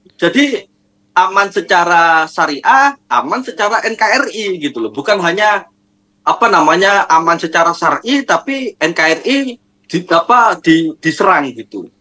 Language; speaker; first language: Indonesian; non-native, local second language; Madurese